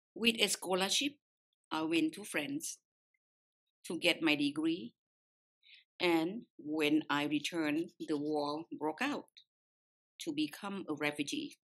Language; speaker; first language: English; non-native, fluent; Lao